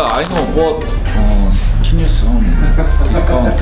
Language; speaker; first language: English; non-native, learner; Korean